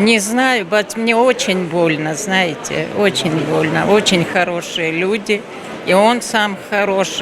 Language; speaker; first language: Russian; non-native, fluent; Armenian